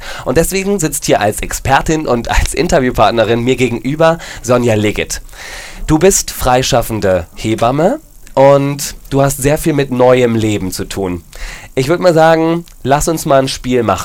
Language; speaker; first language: German; native; German